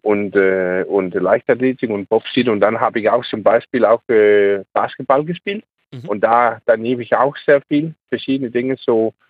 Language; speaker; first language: German; non-native, learner; Danish